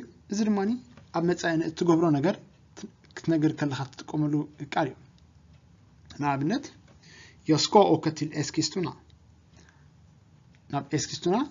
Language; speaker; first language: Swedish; non-native, fluent; Tigrinya